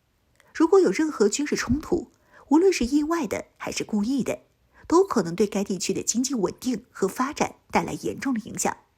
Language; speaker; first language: Chinese; native; Chinese